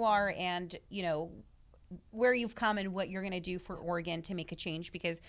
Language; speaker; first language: English; early bilingual, other home language; Russian